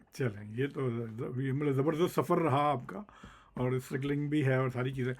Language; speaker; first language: Urdu; native; Urdu